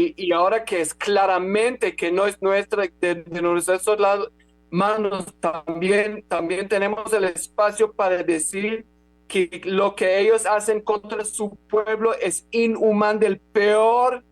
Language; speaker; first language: Spanish; non-native, fluent; Hebrew